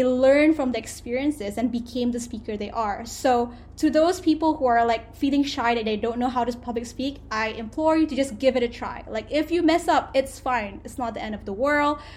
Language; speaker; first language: English; non-native, local second language; Malay